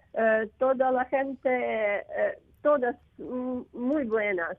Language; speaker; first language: Spanish; non-native, learner; Ukrainian